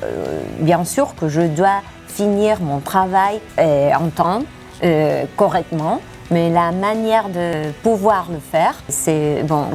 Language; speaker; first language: French; non-native, fluent; Spanish